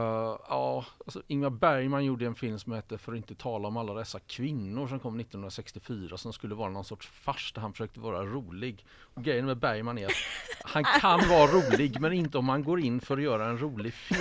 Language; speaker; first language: Swedish; native; Swedish